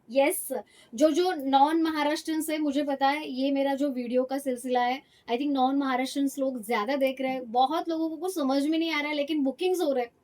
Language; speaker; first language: Hindi; non-native, local second language; Marathi